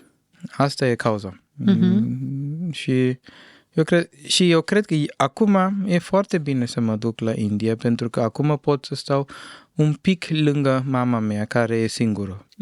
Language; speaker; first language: Romanian; non-native, fluent; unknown